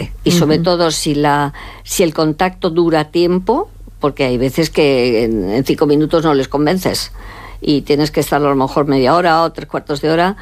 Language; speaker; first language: Spanish; native; Spanish